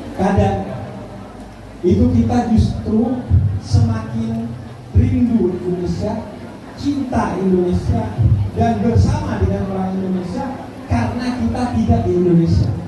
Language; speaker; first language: Indonesian; non-native, local second language; Madurese